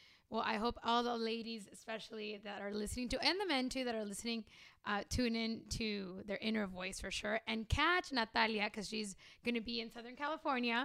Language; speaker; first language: English; early bilingual, other home language; Spanish